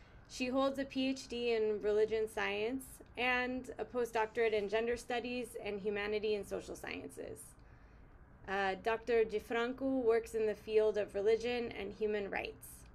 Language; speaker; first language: English; native; English